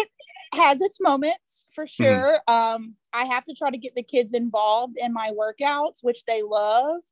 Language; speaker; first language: English; native; English